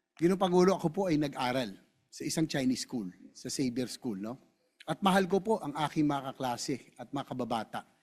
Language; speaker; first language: Filipino; native; Filipino